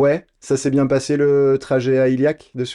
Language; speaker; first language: French; native; French